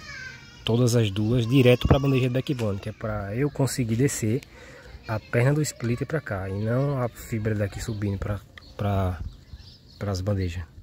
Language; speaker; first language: Portuguese; native; Portuguese